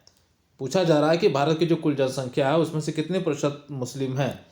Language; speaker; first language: Hindi; native; Hindi